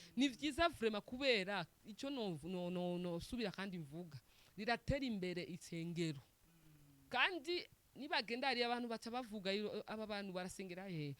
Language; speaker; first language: Rundi; non-native, local second language; Swahili